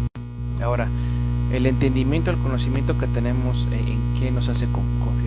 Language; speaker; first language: Spanish; native; Spanish